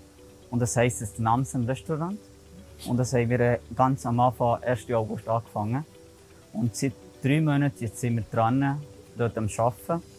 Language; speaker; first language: German; non-native, learner; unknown